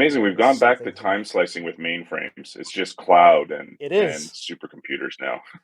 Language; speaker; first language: English; native; English